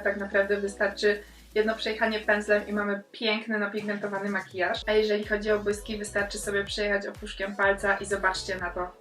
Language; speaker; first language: Polish; native; Polish